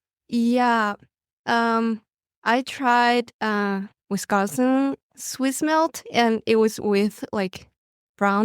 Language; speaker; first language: English; non-native, learner; Mongolian